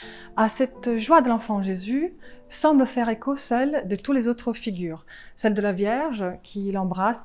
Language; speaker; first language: French; non-native, fluent; Italian